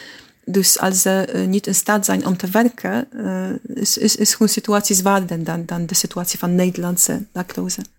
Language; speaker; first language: Dutch; non-native, fluent; Polish